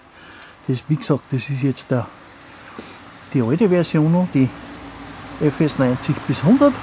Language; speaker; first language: German; native; German